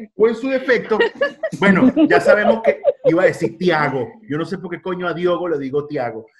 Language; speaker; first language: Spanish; native; Spanish